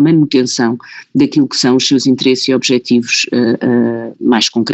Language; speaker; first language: Portuguese; native; Portuguese